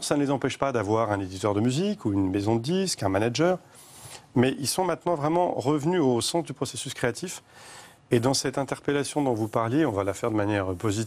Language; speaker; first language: French; native; French